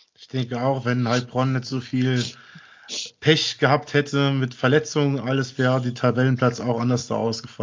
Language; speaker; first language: German; native; German